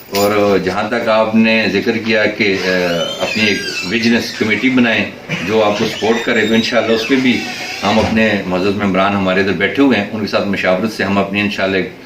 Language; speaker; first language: Urdu; non-native, local second language; Northern Hindko